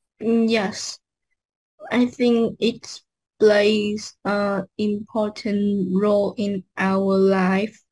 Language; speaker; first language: English; non-native, learner; Vietnamese